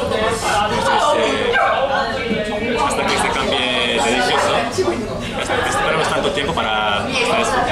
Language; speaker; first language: Spanish; non-native, learner; Korean